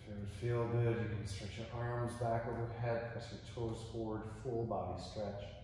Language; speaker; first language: English; native; English